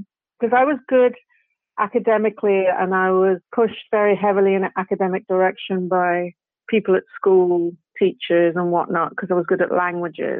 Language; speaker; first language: English; native; English